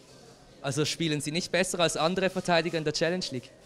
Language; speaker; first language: German; native; German